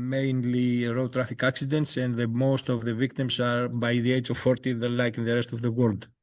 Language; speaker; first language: English; non-native, fluent; Greek